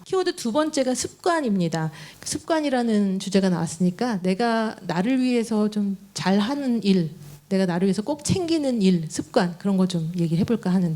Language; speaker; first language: Korean; native; Korean